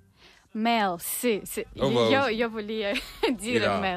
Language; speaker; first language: Catalan; non-native, learner; English